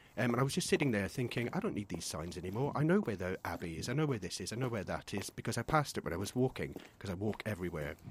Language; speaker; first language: English; native; English